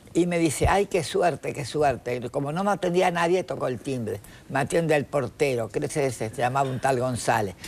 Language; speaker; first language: Spanish; native; Spanish